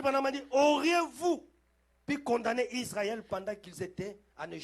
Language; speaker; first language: French; non-native, local second language; Lingala